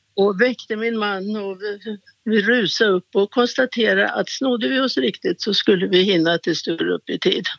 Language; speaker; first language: Swedish; native; Swedish